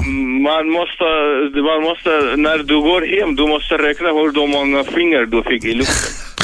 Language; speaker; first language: Swedish; non-native, learner; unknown